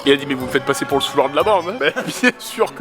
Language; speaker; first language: French; native; French